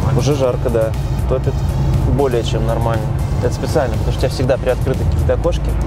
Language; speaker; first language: Russian; native; Russian